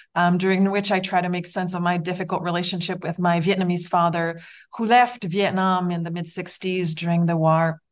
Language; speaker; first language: English; native; English